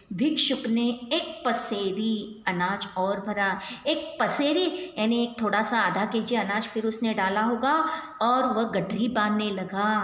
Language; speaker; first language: Hindi; non-native, local second language; Kannada